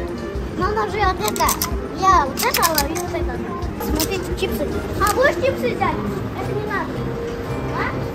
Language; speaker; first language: Russian; non-native, local second language; Kazakh